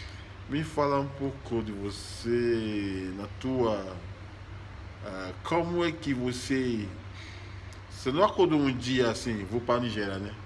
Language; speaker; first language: Portuguese; non-native, fluent; Yoruba